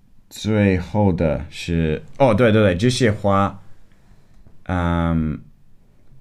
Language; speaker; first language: Chinese; non-native, fluent; English